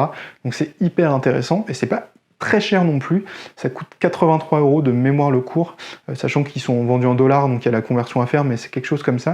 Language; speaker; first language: French; native; French